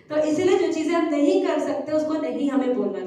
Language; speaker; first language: Hindi; native; Hindi